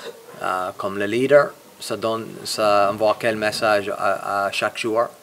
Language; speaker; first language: French; non-native, fluent; English